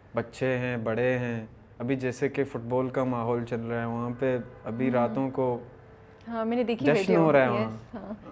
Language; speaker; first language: Urdu; non-native, local second language; Baluchi